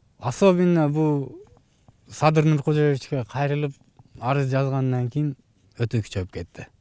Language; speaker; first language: Kyrgyz; non-native, local second language; Uzbek